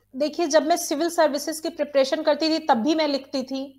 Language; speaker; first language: Hindi; native; Hindi